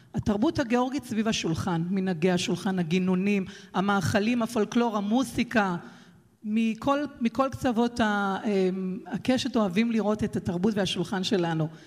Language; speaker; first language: Hebrew; early bilingual, other home language; Georgian